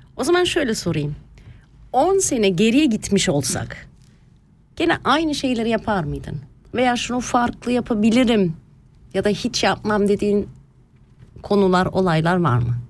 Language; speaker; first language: Turkish; early bilingual, heritage; Turkish